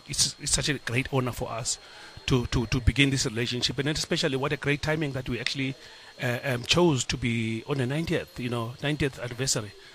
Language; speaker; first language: English; non-native, local second language; Xhosa